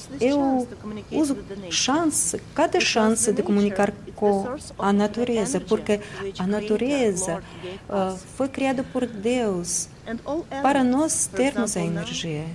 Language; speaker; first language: Portuguese; non-native, fluent; Russian